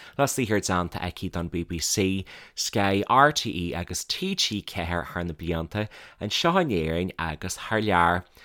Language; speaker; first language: Irish; native; Irish